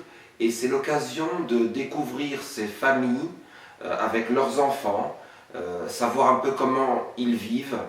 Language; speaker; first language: French; non-native, local second language; Arabic